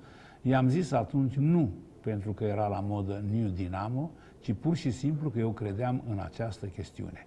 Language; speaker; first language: Romanian; native; Romanian